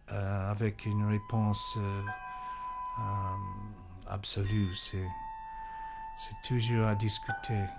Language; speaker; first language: French; non-native, fluent; English